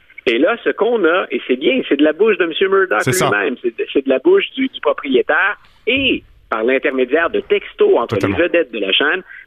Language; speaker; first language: French; native; French